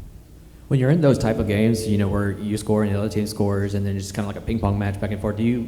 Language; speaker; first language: English; native; English